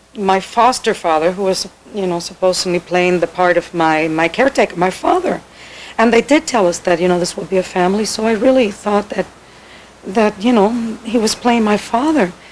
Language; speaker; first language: English; early bilingual, other home language; Spanish